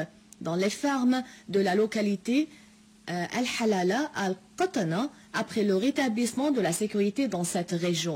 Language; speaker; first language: French; non-native, fluent; Arabic